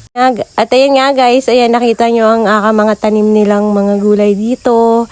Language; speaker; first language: Filipino; native; Filipino